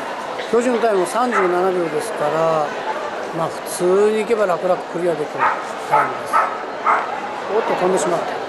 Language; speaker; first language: Japanese; native; Japanese